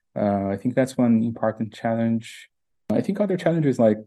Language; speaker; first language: English; non-native, fluent; Portuguese